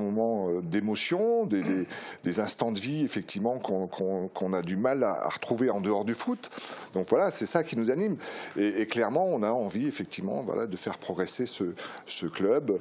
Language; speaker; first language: French; native; French